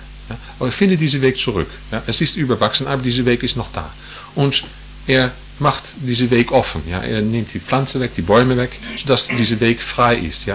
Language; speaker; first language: German; non-native, fluent; English